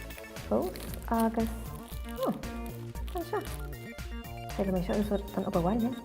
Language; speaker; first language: Irish; non-native, local second language; English